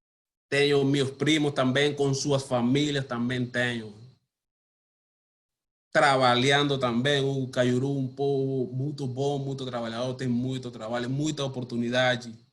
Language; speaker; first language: Portuguese; non-native, learner; Spanish